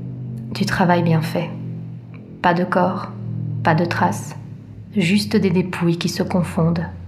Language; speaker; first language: French; native; French